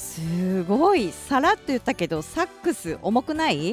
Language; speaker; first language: Japanese; native; Japanese